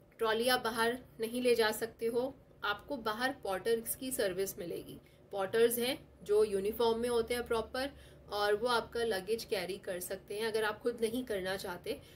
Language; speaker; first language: Hindi; non-native, local second language; Telugu